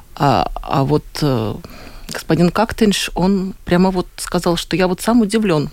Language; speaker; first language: Russian; native; Russian